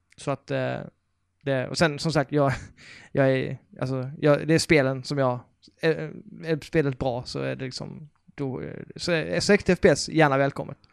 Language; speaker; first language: Swedish; native; Swedish